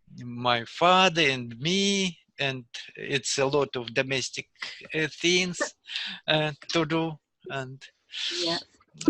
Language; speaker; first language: English; non-native, learner; Russian